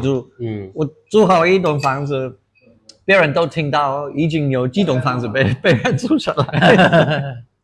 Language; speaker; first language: Chinese; non-native, fluent; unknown